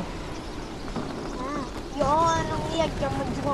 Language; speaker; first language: Swedish; early bilingual, other home language; Chinese